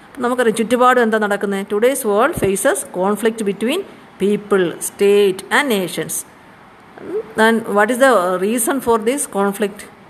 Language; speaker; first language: English; non-native, local second language; Malayalam